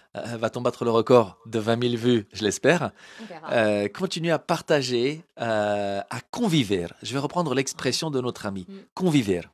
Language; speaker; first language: French; native; French